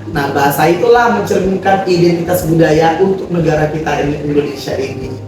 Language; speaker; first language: Indonesian; native; Indonesian